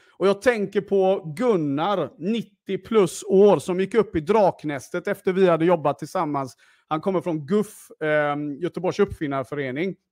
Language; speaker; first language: Swedish; early bilingual, other home language; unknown